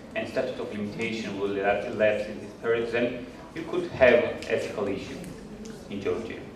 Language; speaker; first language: English; non-native, fluent; Georgian